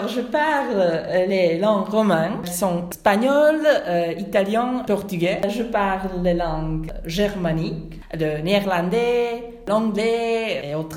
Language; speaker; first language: French; non-native, fluent; Czech